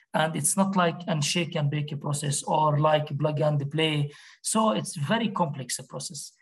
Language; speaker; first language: English; non-native, fluent; Arabic